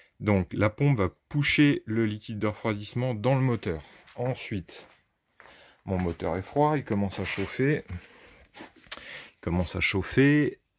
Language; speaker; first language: French; native; French